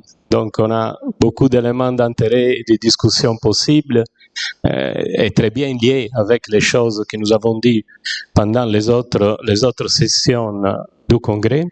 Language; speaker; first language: French; non-native, fluent; Italian